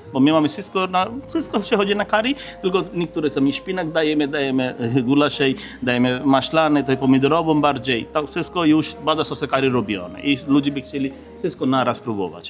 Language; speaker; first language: Polish; non-native, learner; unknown